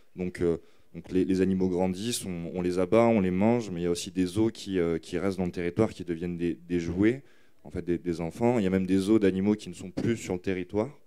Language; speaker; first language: French; native; French